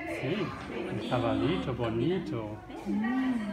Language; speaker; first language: Spanish; non-native, learner; German